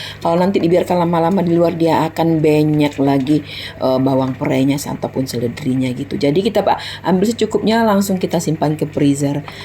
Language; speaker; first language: Indonesian; non-native, local second language; Minangkabau